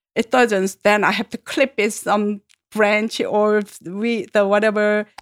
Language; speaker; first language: English; non-native, learner; Korean